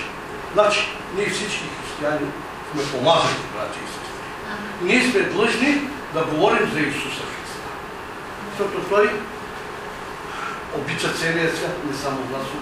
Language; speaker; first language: Bulgarian; non-native, local second language; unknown